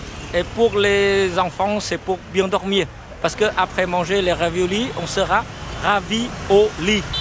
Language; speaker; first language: French; non-native, fluent; Vietnamese